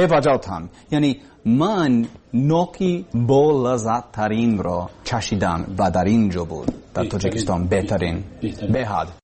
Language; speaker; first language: Persian; non-native, learner; English